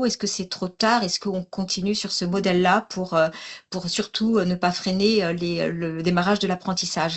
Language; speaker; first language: French; native; French